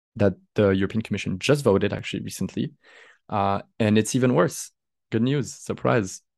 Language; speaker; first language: English; non-native, fluent; French